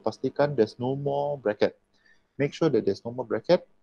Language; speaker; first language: English; non-native, local second language; Malay